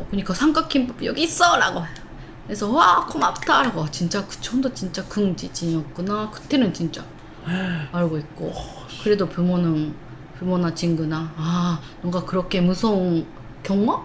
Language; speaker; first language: Korean; non-native, learner; Japanese